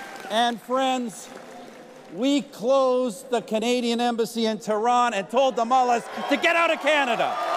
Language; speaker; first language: English; native; English